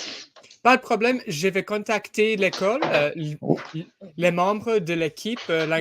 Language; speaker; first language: French; non-native, learner; English